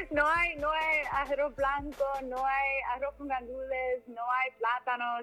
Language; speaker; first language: Spanish; early bilingual, other home language; English